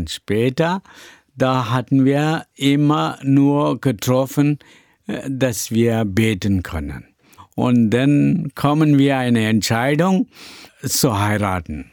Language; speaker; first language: German; non-native, learner; Tamil